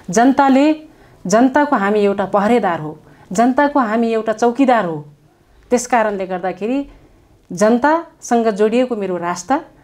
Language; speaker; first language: Nepali; non-native, local second language; Dangaura Tharu